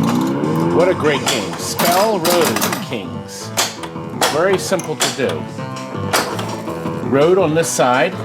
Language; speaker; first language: English; native; English